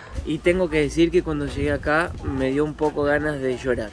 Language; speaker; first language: Spanish; native; Spanish